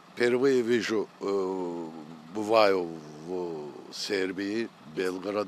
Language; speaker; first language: Russian; non-native, local second language; Azerbaijani